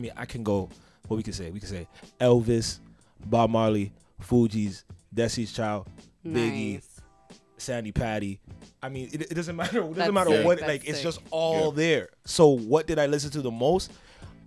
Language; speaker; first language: English; native; English